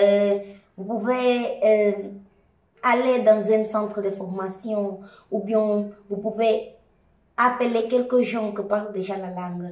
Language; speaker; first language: French; non-native, fluent; Portuguese